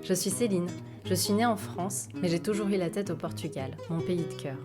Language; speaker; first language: French; native; French